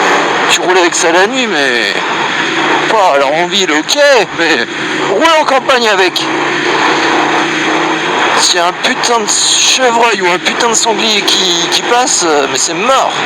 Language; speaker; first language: French; native; French